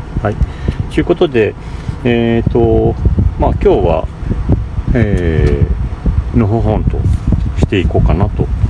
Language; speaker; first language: Japanese; native; Japanese